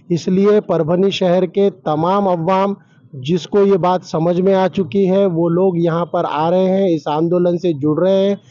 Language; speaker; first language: Urdu; native; Urdu